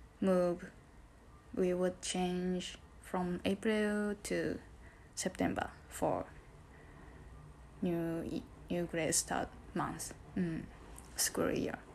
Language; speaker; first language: English; non-native, learner; Japanese